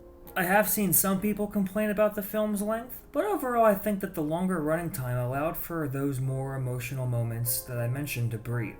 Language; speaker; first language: English; native; English